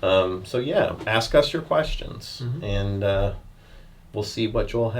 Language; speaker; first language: English; native; English